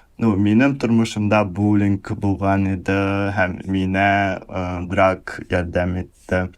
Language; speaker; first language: Tatar; early bilingual, heritage; Russian